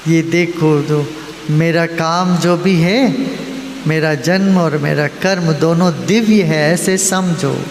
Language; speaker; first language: Hindi; non-native, local second language; Malayalam